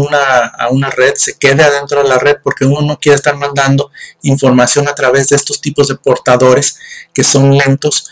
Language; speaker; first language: Spanish; native; Spanish